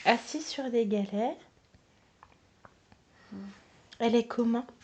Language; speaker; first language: French; native; French